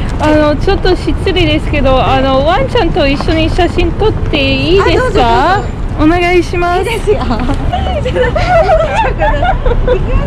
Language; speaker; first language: Japanese; non-native, learner; English